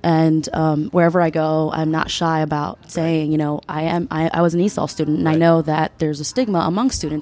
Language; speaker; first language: English; early bilingual, other home language; Spanish